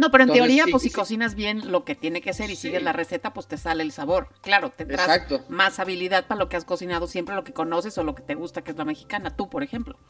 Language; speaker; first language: Spanish; native; Spanish